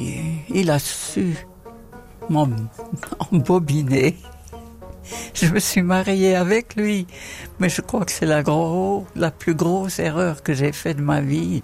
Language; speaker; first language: French; non-native, fluent; Dutch